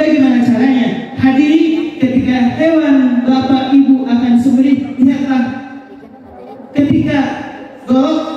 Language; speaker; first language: Indonesian; native; Indonesian